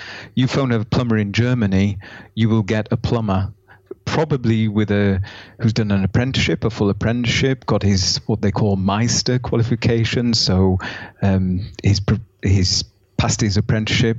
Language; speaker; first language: English; native; English